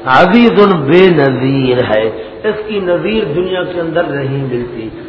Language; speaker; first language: Urdu; non-native, local second language; Punjabi